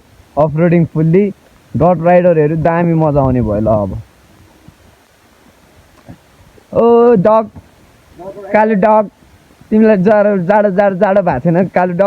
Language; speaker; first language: Nepali; native; Nepali